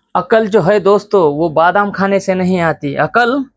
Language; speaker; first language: Hindi; non-native, local second language; Marathi